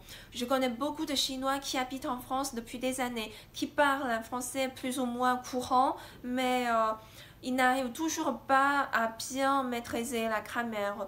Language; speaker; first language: French; non-native, fluent; Chinese